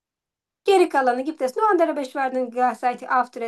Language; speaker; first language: German; non-native, learner; Turkish